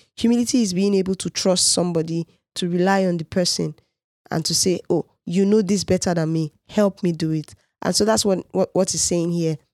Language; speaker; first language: English; non-native, local second language; Yoruba